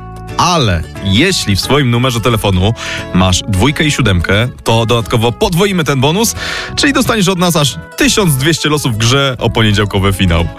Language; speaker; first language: Polish; native; Polish